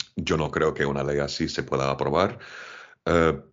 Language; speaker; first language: Spanish; non-native, fluent; English